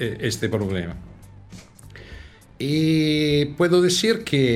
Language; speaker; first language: Spanish; non-native, fluent; Italian